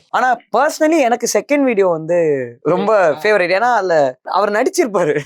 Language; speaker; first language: Tamil; native; Tamil